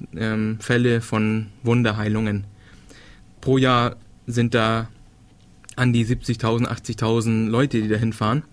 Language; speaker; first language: German; non-native, fluent; Danish